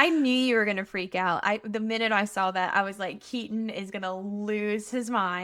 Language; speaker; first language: English; native; English